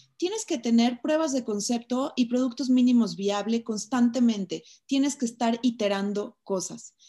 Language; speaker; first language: Spanish; native; Spanish